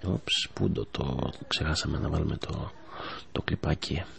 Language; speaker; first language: Greek; early bilingual, heritage; Greek